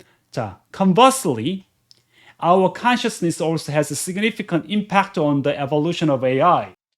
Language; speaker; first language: English; non-native, fluent; Korean